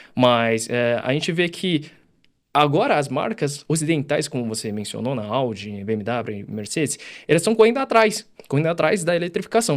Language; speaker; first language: Portuguese; early bilingual, other home language; Chinese